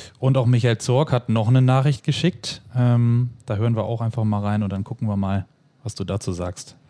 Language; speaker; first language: German; native; German